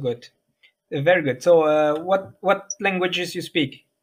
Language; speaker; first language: English; non-native, fluent; German